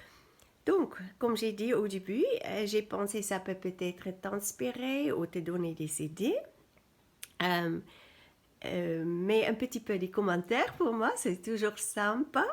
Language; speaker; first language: French; non-native, fluent; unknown